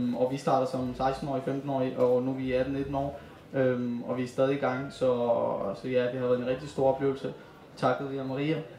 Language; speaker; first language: Danish; early bilingual, other home language; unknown